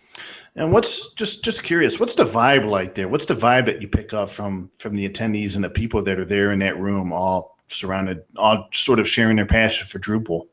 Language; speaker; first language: English; native; English